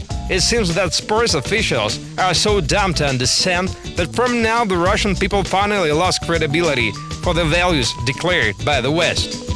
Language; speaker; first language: English; non-native, fluent; Russian